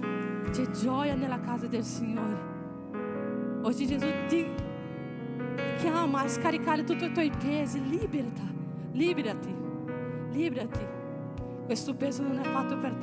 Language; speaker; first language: Italian; non-native, fluent; Portuguese